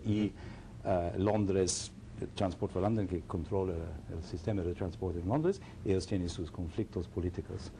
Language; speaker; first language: Spanish; non-native, fluent; English